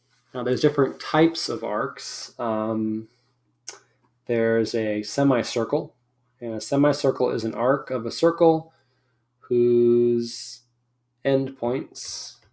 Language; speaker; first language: English; native; English